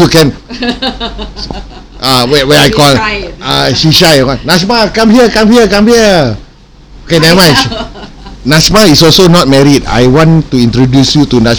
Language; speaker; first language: English; non-native, local second language; Malay